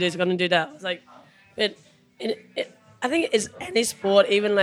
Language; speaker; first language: English; non-native, fluent; Khmer